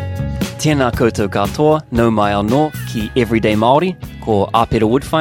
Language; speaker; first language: Māori; non-native, learner; English